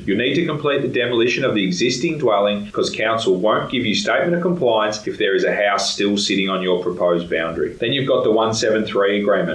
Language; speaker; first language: English; native; English